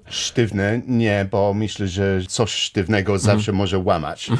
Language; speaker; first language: Polish; non-native, learner; English